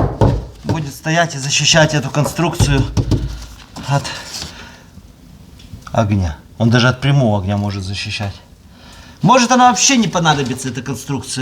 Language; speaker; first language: Russian; native; Russian